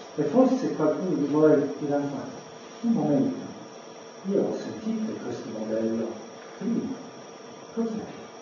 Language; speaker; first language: Italian; non-native, fluent; English